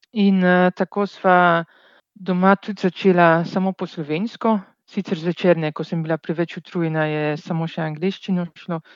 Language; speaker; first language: Slovenian; non-native, fluent; Dutch